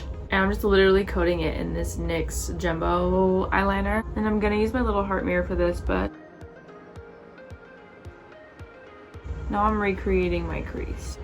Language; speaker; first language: English; native; English